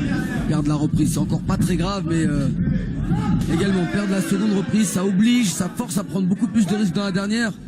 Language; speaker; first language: French; native; French